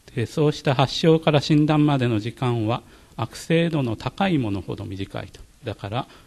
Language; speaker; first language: Japanese; native; Japanese